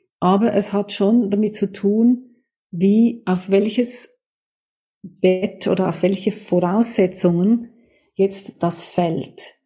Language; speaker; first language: German; native; German